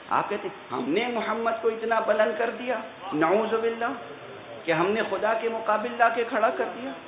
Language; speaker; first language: Urdu; native; Urdu